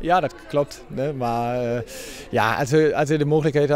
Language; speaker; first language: Dutch; non-native, fluent; German